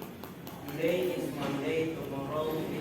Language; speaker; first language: English; non-native, learner; Indonesian